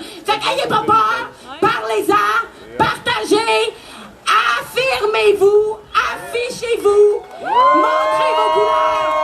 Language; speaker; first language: French; native; French